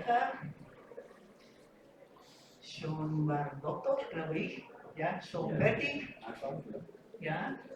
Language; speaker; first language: German; non-native, learner; Spanish